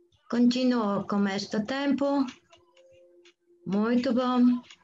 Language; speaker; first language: Portuguese; non-native, learner; Bulgarian